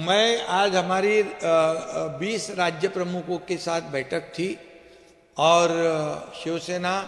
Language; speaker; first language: Hindi; non-native, local second language; Marathi